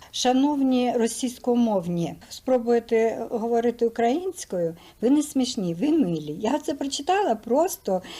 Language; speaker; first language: Ukrainian; non-native, local second language; Russian